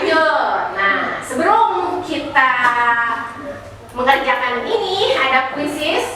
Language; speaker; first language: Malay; non-native, local second language; Sundanese